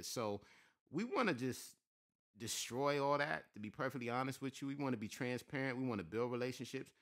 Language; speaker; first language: English; native; English